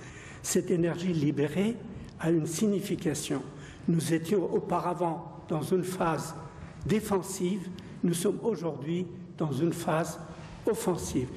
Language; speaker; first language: French; non-native, fluent; Persian